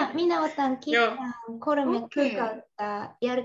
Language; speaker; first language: Finnish; non-native, learner; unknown